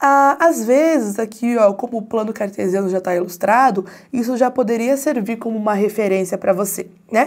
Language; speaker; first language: Portuguese; native; Portuguese